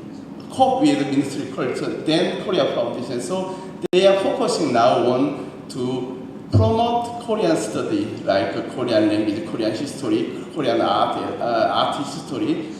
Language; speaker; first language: English; non-native, learner; Korean